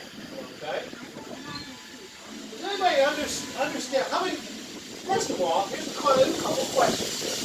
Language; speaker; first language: English; native; English